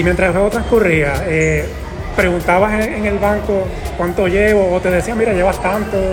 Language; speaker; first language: Spanish; native; Spanish